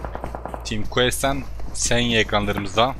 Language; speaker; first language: Turkish; native; Turkish